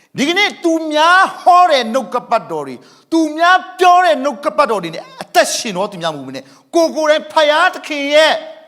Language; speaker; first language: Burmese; non-native, local second language; Thado Chin